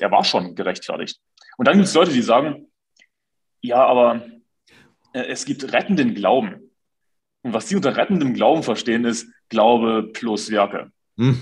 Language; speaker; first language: German; native; German